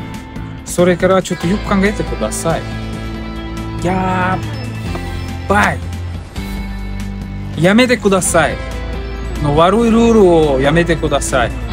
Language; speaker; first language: Japanese; non-native, learner; Russian